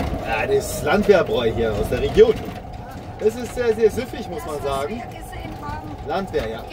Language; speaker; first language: German; native; German